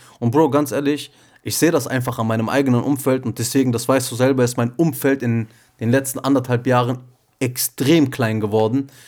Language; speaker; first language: German; early bilingual, other home language; Turkish